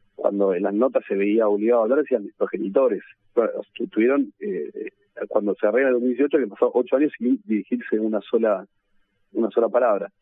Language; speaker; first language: Spanish; native; Spanish